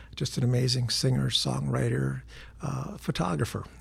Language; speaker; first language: English; native; English